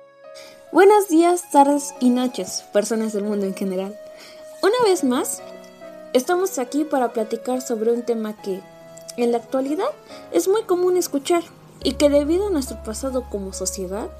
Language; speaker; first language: Spanish; native; Spanish